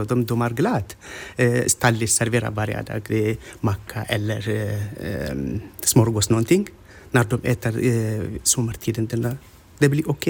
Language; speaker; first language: Swedish; non-native, learner; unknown